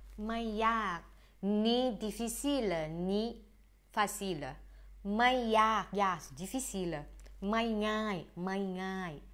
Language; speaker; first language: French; non-native, fluent; Thai